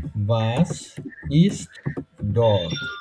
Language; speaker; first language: German; non-native, fluent; Bangla